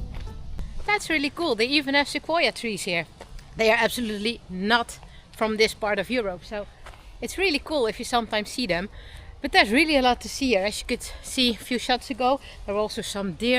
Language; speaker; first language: English; non-native, fluent; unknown